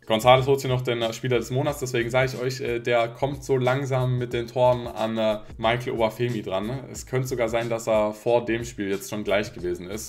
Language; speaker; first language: German; native; German